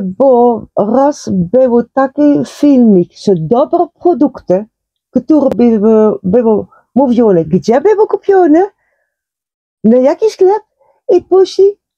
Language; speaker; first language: Polish; non-native, learner; Dutch